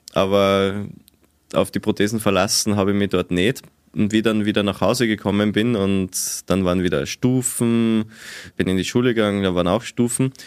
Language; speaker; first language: German; native; German